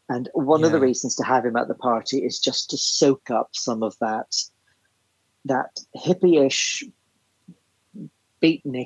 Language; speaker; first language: English; native; English